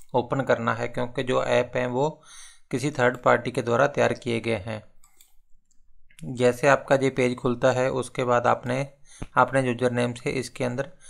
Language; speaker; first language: Hindi; non-native, local second language; Punjabi